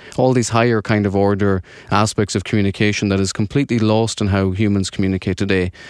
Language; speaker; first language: English; native; English